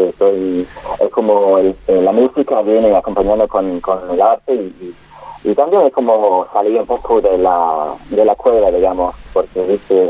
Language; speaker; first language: Spanish; non-native, fluent; English